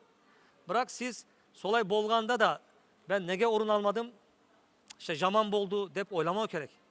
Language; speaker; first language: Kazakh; non-native, learner; Turkish